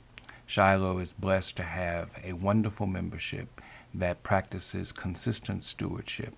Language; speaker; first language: English; native; English